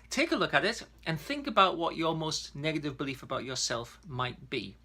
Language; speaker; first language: English; native; English